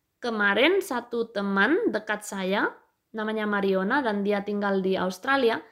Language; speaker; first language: Indonesian; non-native, fluent; Spanish